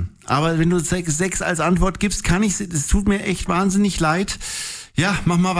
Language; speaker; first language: German; native; German